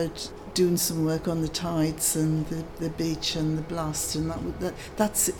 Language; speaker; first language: English; native; English